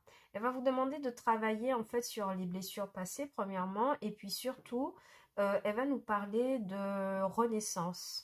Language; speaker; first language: French; native; French